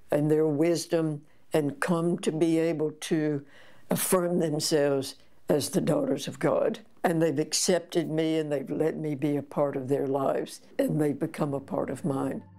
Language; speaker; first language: English; native; English